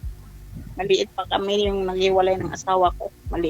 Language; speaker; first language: Filipino; non-native, local second language; Chavacano